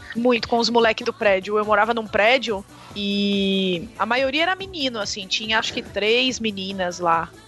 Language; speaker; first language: Portuguese; native; Portuguese